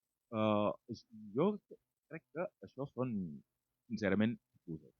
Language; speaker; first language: Catalan; non-native, fluent; Wolof